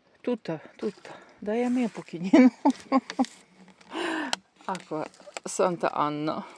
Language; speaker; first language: Italian; non-native, learner; Ukrainian